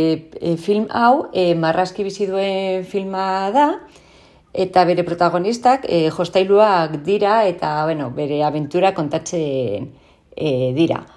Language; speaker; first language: Basque; non-native, local second language; Spanish